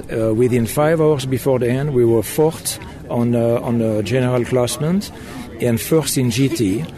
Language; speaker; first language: English; non-native, fluent; German